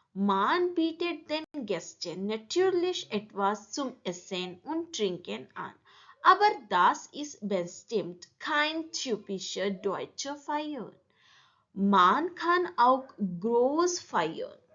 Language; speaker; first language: German; non-native, learner; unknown